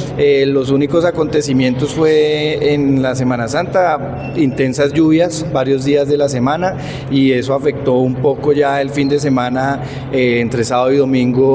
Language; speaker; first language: Spanish; native; Spanish